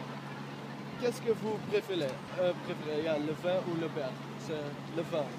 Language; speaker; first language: French; non-native, learner; Dutch